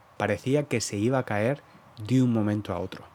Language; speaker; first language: Spanish; native; Spanish